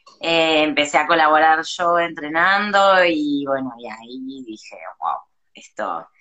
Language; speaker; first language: Spanish; native; Spanish